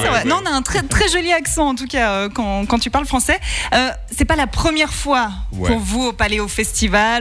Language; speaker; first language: French; native; French